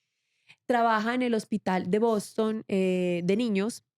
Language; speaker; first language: Spanish; native; Spanish